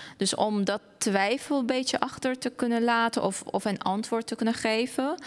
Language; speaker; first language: Dutch; non-native, fluent; Persian